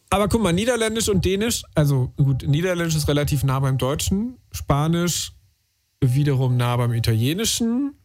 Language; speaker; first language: German; native; German